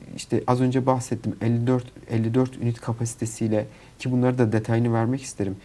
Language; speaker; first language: Turkish; native; Turkish